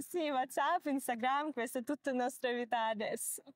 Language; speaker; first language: Italian; non-native, learner; Ukrainian